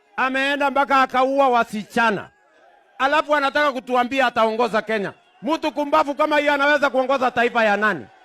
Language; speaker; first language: Swahili; non-native, local second language; Kalenjin